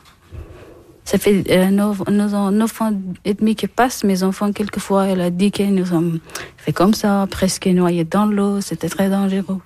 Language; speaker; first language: French; non-native, learner; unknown